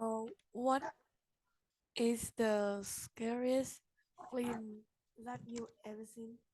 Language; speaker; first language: English; non-native, learner; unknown